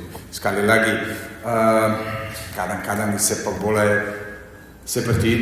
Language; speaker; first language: Indonesian; non-native, fluent; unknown